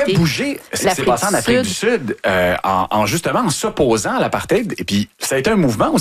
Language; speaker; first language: French; native; French